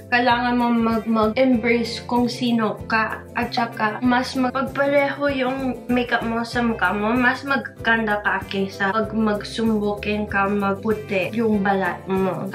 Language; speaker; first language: Filipino; non-native, learner; English